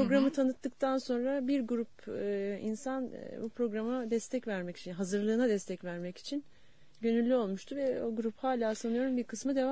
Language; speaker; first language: Turkish; native; Turkish